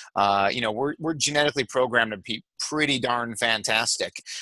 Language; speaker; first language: English; native; English